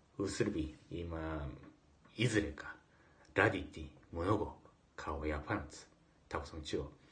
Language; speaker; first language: Serbian; non-native, learner; Japanese